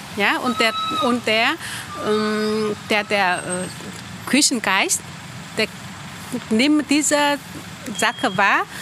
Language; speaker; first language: German; non-native, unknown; Vietnamese